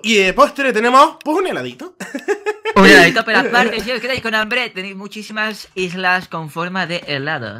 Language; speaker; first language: Spanish; native; Spanish